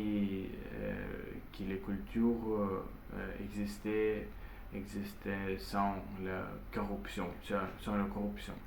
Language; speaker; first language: French; non-native, learner; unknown